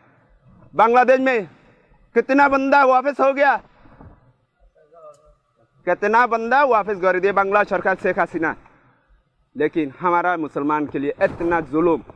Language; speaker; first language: Hindi; non-native, learner; Rohingya